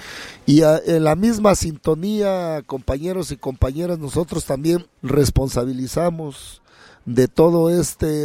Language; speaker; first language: Spanish; native; Spanish